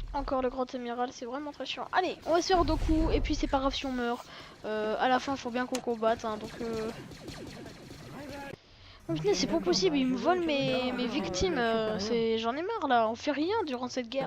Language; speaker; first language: French; native; French